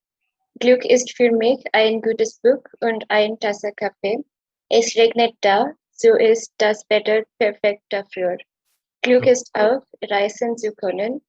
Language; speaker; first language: German; non-native, learner; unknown